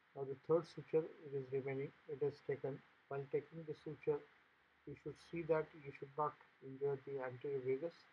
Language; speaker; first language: English; non-native, local second language; Marathi